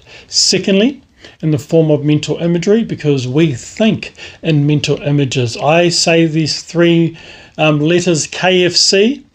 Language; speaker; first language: English; native; English